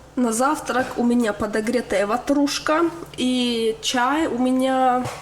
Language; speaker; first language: Russian; native; Russian